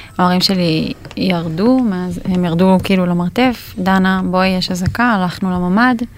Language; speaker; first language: Hebrew; native; Hebrew